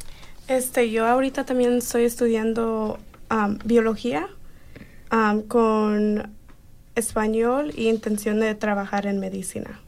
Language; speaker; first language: Spanish; early bilingual, heritage; Spanish